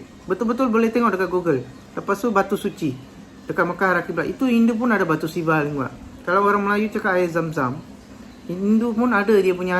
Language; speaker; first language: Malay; non-native, local second language; Tamil